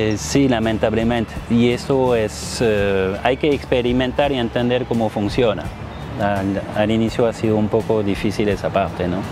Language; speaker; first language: Spanish; non-native, fluent; French